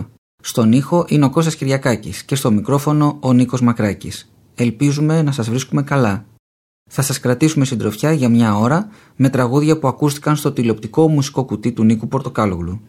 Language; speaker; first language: Greek; native; Greek